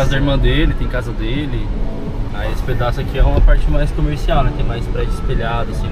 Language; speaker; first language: Portuguese; native; Portuguese